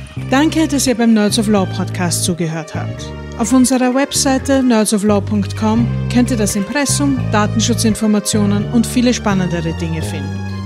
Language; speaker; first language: German; native; German